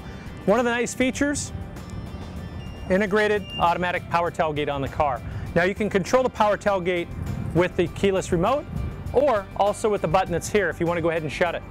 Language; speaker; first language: English; native; English